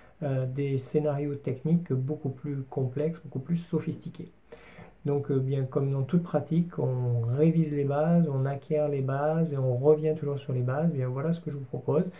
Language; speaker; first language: French; native; French